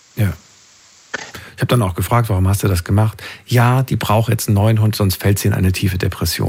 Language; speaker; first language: German; native; German